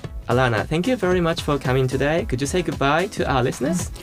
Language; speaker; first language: English; non-native, fluent; Japanese